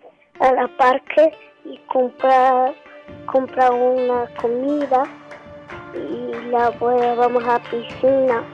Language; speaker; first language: Spanish; non-native, learner; Arabic